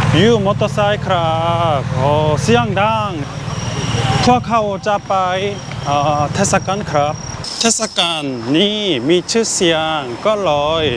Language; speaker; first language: Thai; non-native, learner; Korean